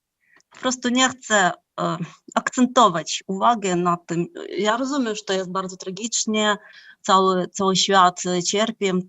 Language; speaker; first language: Polish; non-native, fluent; Ukrainian